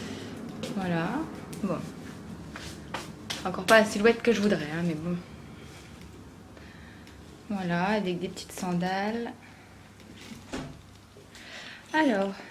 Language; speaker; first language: French; native; French